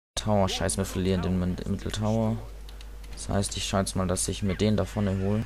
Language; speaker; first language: German; native; German